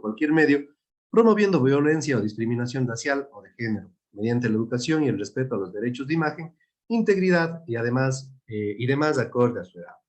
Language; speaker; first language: Spanish; native; Spanish